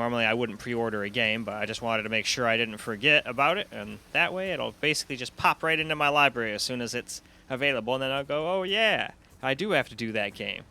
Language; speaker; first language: English; native; English